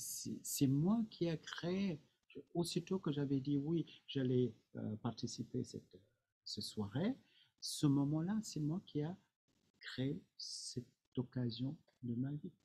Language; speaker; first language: French; non-native, fluent; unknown